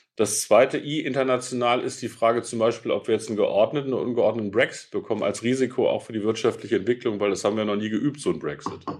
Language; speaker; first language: German; native; German